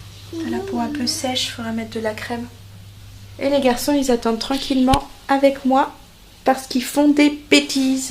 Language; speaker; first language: French; native; French